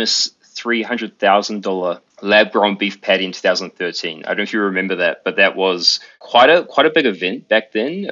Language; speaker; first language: English; native; English